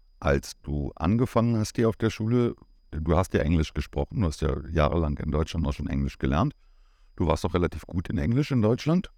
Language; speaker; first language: German; native; German